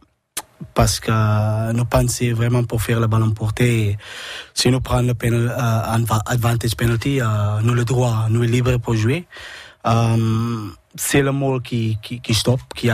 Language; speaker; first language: French; non-native, learner; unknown